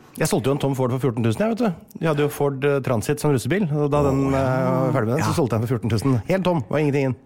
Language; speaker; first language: Norwegian; native; Norwegian